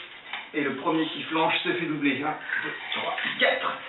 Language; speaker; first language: French; native; French